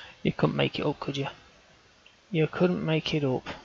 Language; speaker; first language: English; native; English